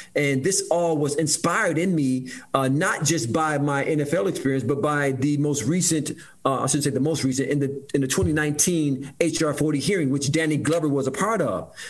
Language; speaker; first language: English; native; English